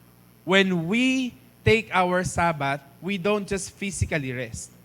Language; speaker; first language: English; non-native, fluent; Filipino